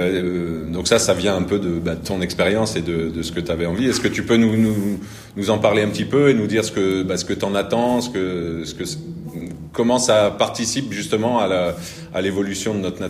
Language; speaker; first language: French; native; French